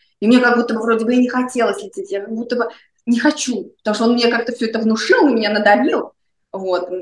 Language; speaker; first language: Russian; native; Russian